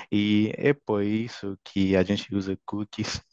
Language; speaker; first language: Portuguese; non-native, fluent; English